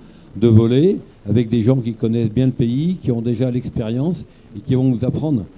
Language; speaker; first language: French; native; French